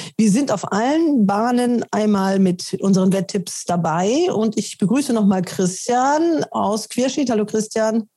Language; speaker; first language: German; native; German